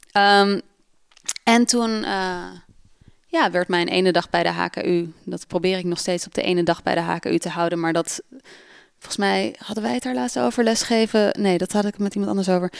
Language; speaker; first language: Dutch; native; Dutch